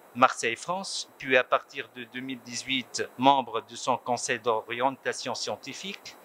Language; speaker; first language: French; non-native, local second language; Arabic